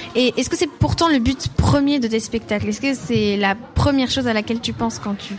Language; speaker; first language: French; native; French